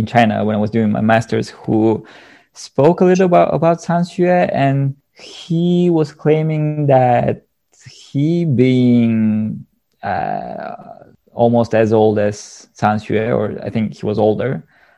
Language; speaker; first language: English; non-native, fluent; Bulgarian